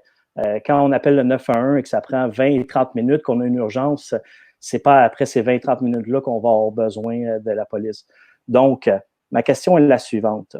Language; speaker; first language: French; native; French